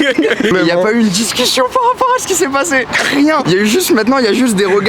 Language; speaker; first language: French; native; French